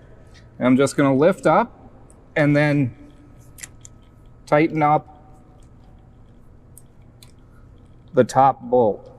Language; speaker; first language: English; native; English